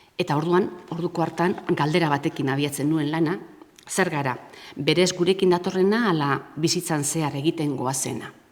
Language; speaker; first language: Basque; native; Basque